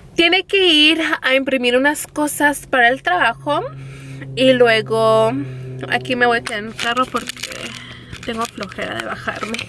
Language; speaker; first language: Spanish; early bilingual, heritage; Spanish